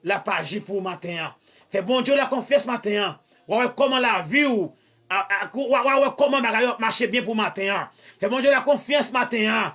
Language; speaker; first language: French; non-native, learner; Haitian Creole